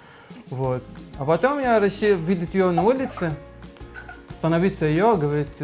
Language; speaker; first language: Russian; non-native, learner; Arabic